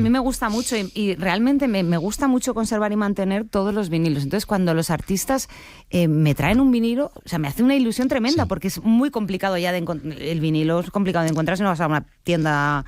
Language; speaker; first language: Spanish; native; Spanish